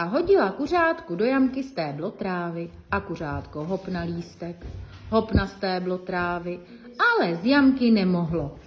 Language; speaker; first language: Czech; native; Czech